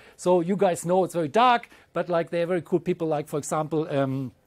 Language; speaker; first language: English; non-native, fluent; German